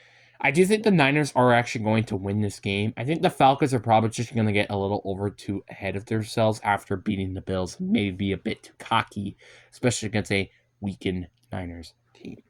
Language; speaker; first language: English; native; English